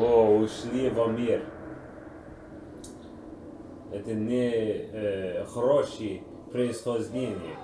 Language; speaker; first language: Russian; non-native, learner; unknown